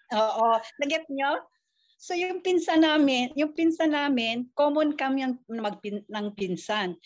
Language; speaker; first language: Filipino; non-native, local second language; Cebuano